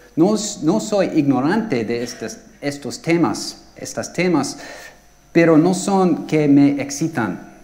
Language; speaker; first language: Spanish; non-native, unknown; English